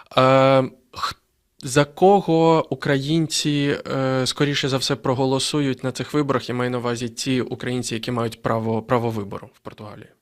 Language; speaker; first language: Ukrainian; native; Ukrainian